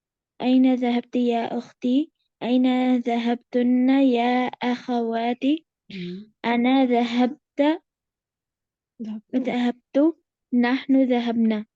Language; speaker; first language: Arabic; non-native, learner; Urdu